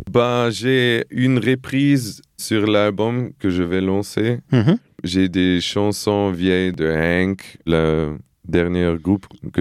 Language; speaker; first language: French; non-native, fluent; Portuguese